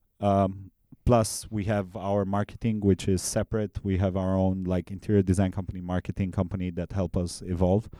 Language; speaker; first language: English; non-native, fluent; Romanian